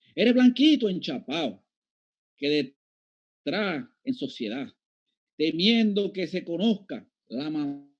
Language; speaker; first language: Spanish; native; Spanish